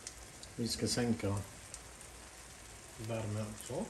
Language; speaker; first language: Swedish; non-native, learner; Arabic